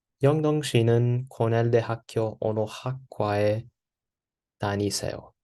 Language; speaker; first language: Korean; non-native, learner; English